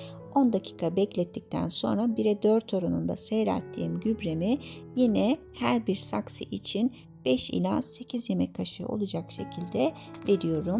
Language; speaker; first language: Turkish; native; Turkish